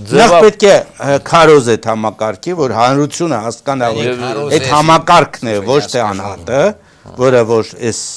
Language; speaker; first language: Armenian; native; Armenian